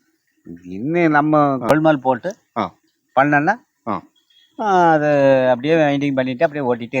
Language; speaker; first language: Tamil; native; Tamil